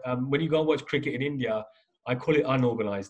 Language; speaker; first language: English; native; English